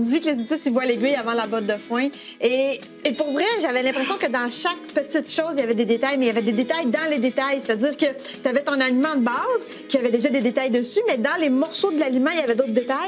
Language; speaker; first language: French; native; French